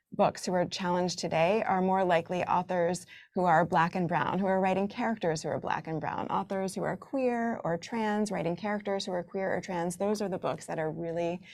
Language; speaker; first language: English; native; English